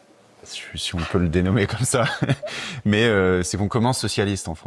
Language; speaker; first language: French; native; French